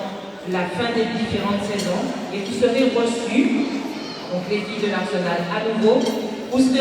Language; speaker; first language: French; native; French